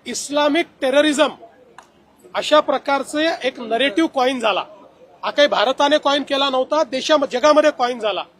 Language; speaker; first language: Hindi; non-native, local second language; Marathi